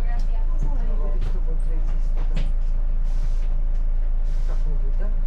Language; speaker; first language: Russian; native; Russian